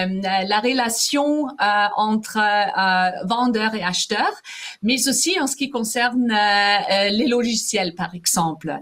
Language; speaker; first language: French; non-native, fluent; German